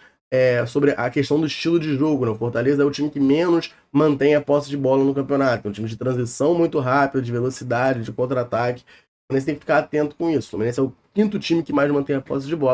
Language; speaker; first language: Portuguese; native; Portuguese